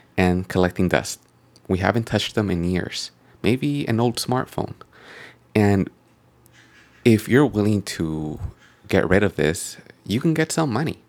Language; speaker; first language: English; native; English